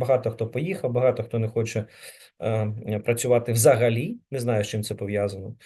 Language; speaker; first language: Ukrainian; native; Ukrainian